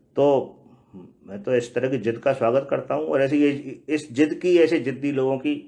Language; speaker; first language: Hindi; native; Hindi